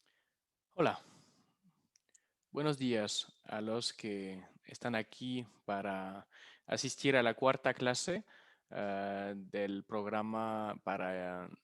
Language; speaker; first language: Spanish; non-native, fluent; French